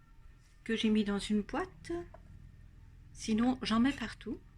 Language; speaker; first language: French; native; French